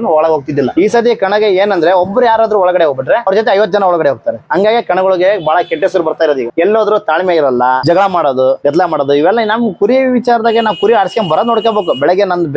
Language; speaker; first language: Kannada; native; Kannada